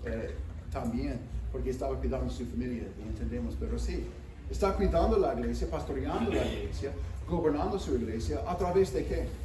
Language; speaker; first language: Spanish; non-native, fluent; English